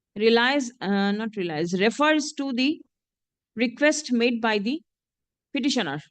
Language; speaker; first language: English; non-native, local second language; Bangla